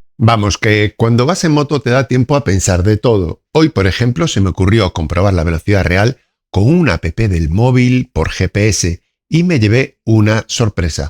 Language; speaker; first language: Spanish; native; Spanish